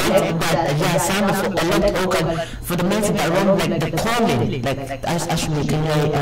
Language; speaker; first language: Dutch; non-native, learner; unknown